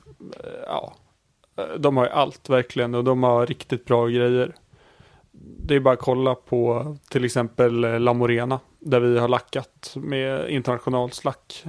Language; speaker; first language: Swedish; native; Swedish